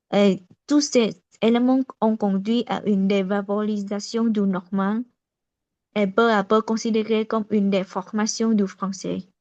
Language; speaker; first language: French; non-native, learner; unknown